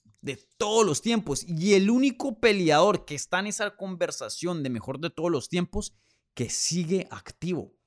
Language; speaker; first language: Spanish; native; Spanish